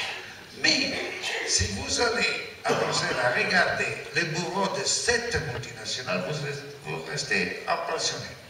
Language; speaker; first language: French; non-native, learner; Italian